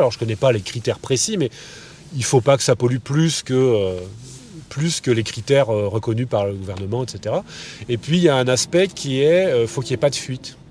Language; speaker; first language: French; native; French